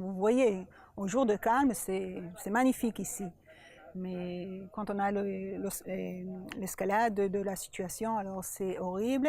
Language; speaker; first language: French; non-native, learner; Hebrew